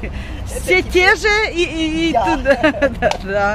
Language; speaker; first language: Russian; native; Russian